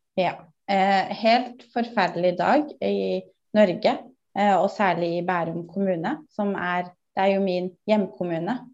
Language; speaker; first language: Norwegian; early bilingual, other home language; Somali